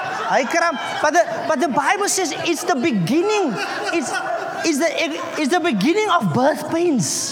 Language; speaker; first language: English; non-native, local second language; Afrikaans